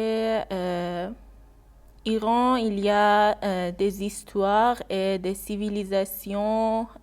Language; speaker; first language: French; non-native, learner; Persian